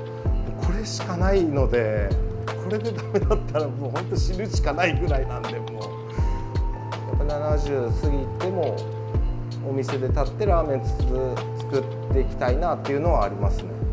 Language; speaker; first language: Japanese; native; Japanese